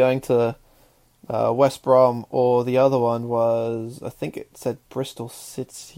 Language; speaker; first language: English; native; English